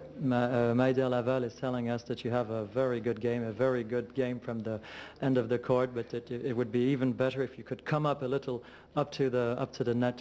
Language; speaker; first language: English; non-native, fluent; French